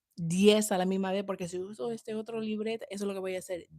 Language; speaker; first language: Spanish; early bilingual, heritage; Spanish